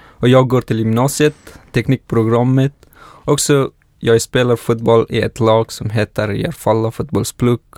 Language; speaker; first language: Swedish; non-native, fluent; Persian